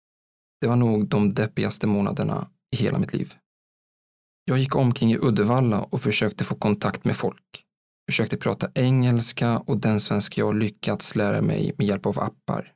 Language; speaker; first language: Swedish; non-native, fluent; Arabic